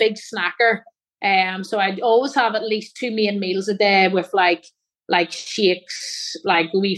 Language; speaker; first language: English; native; English